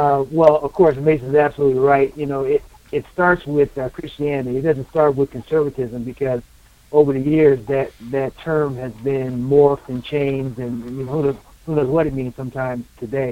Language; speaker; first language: English; native; English